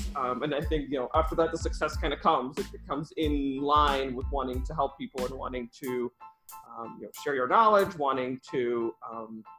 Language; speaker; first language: English; early bilingual, other home language; Russian